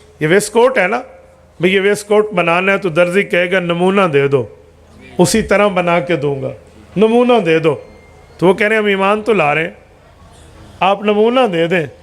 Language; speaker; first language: Urdu; non-native, local second language; Punjabi